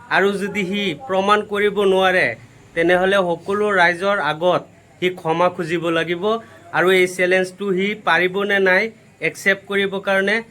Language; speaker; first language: Assamese; non-native, local second language; Bangla